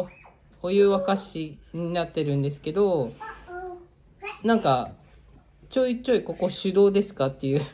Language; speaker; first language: Japanese; native; Japanese